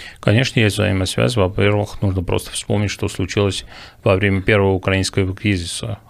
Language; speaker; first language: Russian; non-native, local second language; Armenian